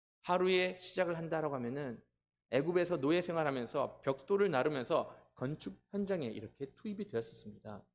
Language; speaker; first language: Korean; native; Korean